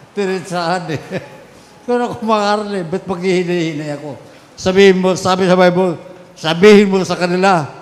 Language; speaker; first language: Filipino; non-native, local second language; Bikol